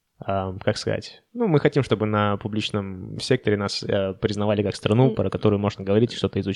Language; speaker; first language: Russian; native; Russian